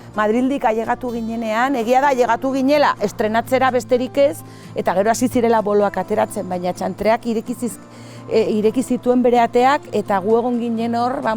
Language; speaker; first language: Basque; non-native, local second language; Spanish